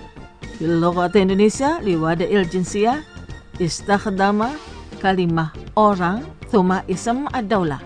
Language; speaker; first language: Arabic; non-native, fluent; Indonesian